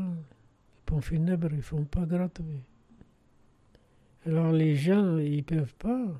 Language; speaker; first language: French; non-native, fluent; Arabic